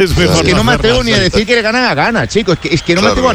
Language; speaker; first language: Spanish; native; Spanish